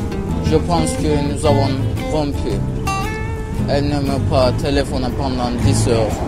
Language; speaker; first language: French; non-native, learner; Turkish